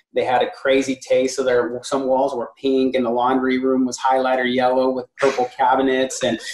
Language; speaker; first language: English; native; English